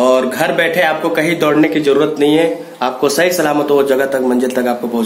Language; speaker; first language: Hindi; native; Hindi